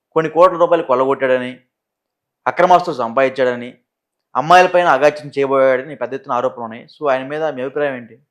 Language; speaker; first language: Telugu; native; Telugu